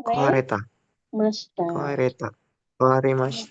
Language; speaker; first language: Japanese; non-native, learner; Indonesian